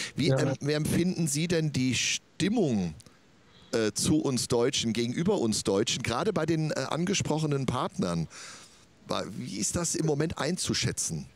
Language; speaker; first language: German; native; German